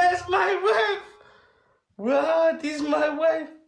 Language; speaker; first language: English; non-native, learner; Oromo